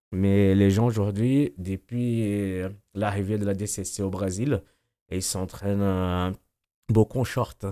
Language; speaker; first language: French; non-native, fluent; Portuguese